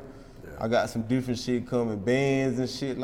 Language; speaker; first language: English; native; English